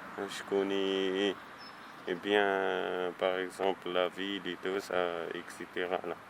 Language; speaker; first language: French; non-native, learner; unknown